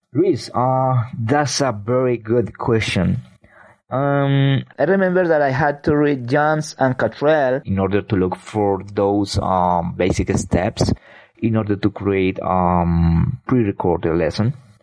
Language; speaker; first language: English; non-native, fluent; Spanish